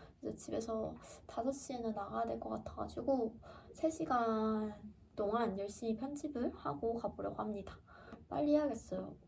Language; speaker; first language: Korean; native; Korean